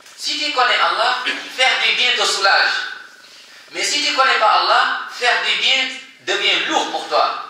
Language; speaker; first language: French; non-native, local second language; Wolof